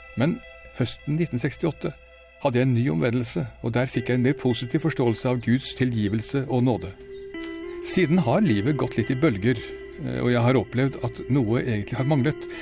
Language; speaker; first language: Norwegian; native; Norwegian